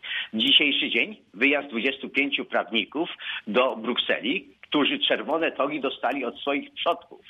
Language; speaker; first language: Polish; native; Polish